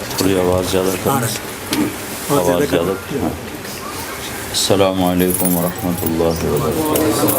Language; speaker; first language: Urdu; non-native, local second language; Punjabi